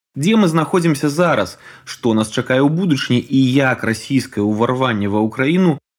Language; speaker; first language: Belarusian; native; Belarusian